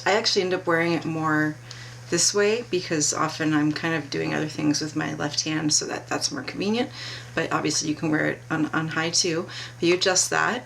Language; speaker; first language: English; native; English